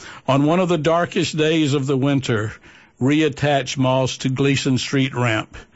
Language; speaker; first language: English; native; English